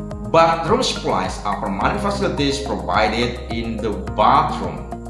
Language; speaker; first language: English; non-native, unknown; Indonesian